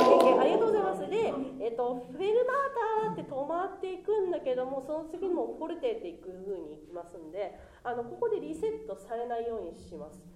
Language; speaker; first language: Japanese; native; Japanese